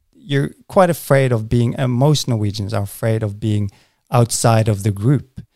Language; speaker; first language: English; non-native, fluent; Norwegian